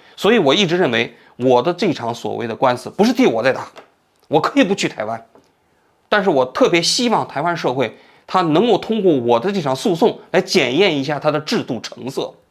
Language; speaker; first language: Chinese; native; Chinese